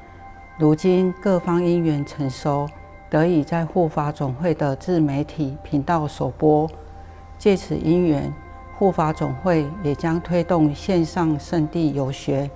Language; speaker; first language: Chinese; native; Chinese